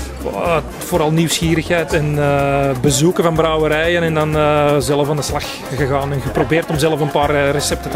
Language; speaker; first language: Dutch; native; Dutch